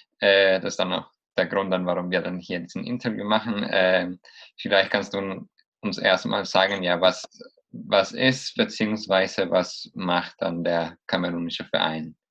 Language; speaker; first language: German; non-native, fluent; Spanish